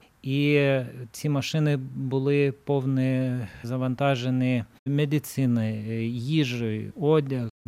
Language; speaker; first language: Ukrainian; non-native, learner; Lithuanian